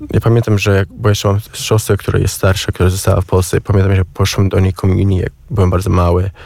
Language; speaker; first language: Polish; early bilingual, heritage; Polish